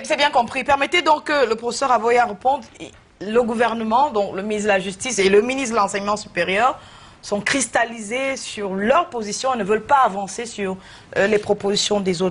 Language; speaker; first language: French; native; French